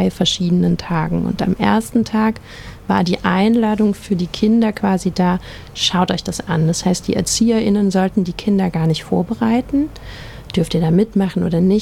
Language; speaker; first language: German; native; German